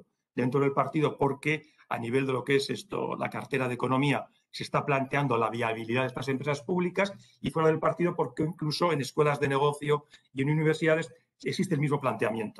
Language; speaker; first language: Spanish; native; Spanish